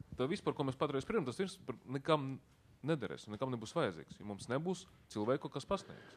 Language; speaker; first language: Latvian; non-native, local second language; Russian